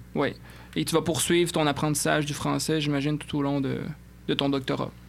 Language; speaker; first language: French; native; French